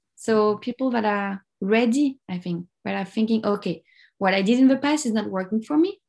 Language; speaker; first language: English; non-native, fluent; French